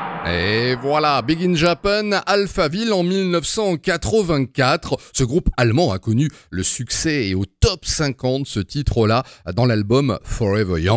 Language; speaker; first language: French; native; French